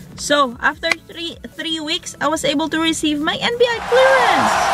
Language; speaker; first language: English; non-native, local second language; Cebuano